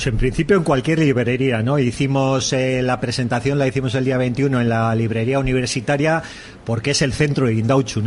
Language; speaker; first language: Spanish; native; Spanish